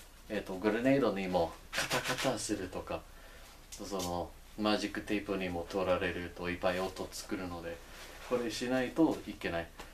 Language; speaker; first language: Japanese; non-native, learner; English